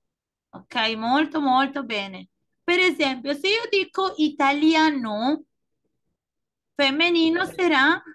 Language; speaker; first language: Italian; non-native, fluent; Spanish